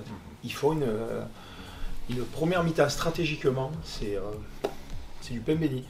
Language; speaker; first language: French; native; French